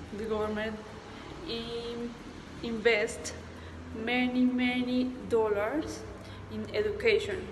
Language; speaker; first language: English; non-native, learner; Spanish